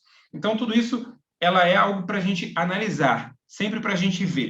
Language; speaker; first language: Portuguese; native; Portuguese